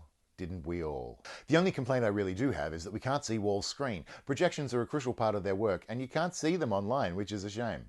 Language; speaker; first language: English; native; English